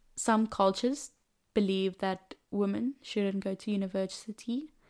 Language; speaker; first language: English; non-native, local second language; Afrikaans